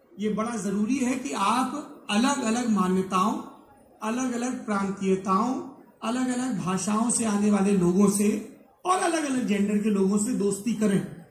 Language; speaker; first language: Hindi; native; Hindi